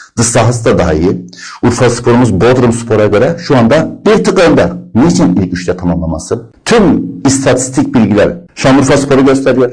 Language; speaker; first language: Turkish; native; Turkish